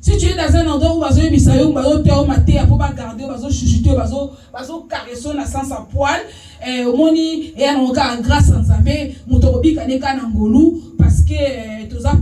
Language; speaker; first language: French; non-native, local second language; Lingala